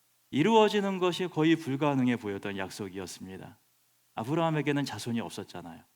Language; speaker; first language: Korean; native; Korean